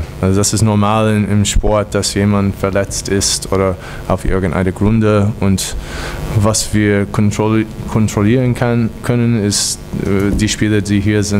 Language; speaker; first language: German; non-native, fluent; English